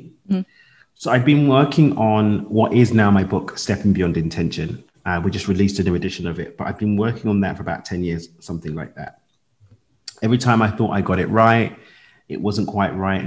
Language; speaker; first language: English; native; English